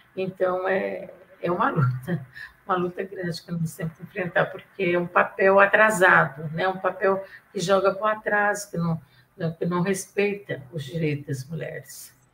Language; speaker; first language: Portuguese; native; Portuguese